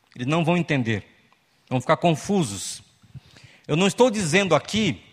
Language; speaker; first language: Portuguese; native; Portuguese